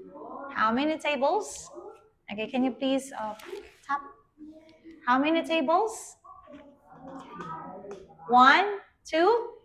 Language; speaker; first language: English; non-native, fluent; Vietnamese